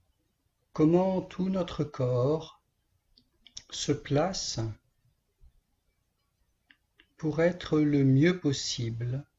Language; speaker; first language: French; native; French